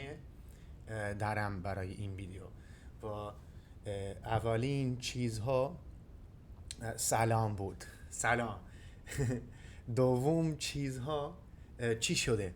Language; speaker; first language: Persian; non-native, learner; Dutch